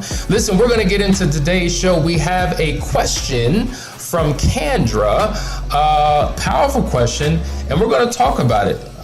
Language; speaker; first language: English; native; English